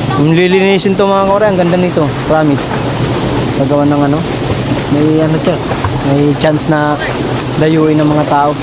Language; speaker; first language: Filipino; non-native, local second language; Waray